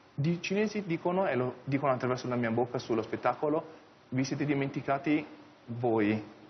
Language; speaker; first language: Italian; early bilingual, other home language; Chinese